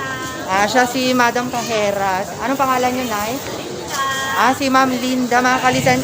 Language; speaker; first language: Filipino; native; Filipino